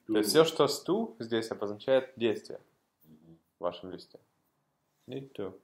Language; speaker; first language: Russian; native; Russian